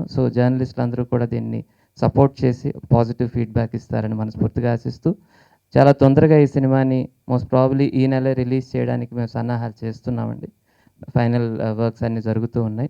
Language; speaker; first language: Telugu; native; Telugu